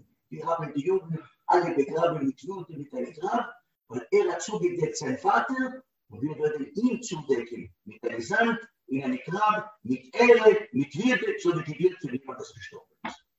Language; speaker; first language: German; non-native, learner; Hebrew